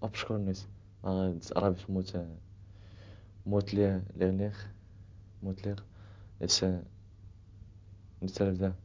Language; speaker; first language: Dutch; non-native, learner; Arabic